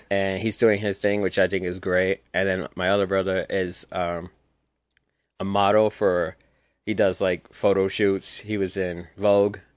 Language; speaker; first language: English; early bilingual, other home language; Spanish